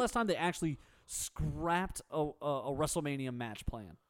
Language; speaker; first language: English; native; English